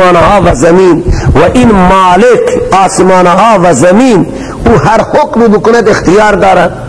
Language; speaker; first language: Persian; non-native, local second language; Baluchi